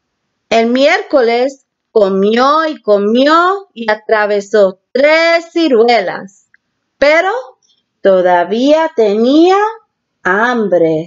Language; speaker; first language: Spanish; early bilingual, heritage; Spanish